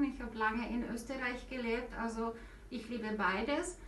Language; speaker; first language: German; non-native, fluent; Czech